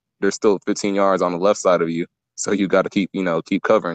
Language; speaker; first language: English; native; English